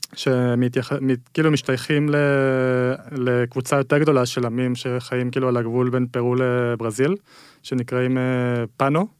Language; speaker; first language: Hebrew; early bilingual, other home language; Spanish